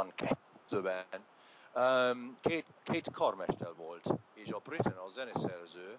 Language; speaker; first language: Hungarian; non-native, learner; English